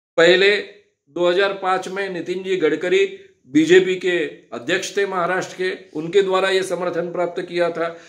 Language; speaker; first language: Hindi; non-native, local second language; Marathi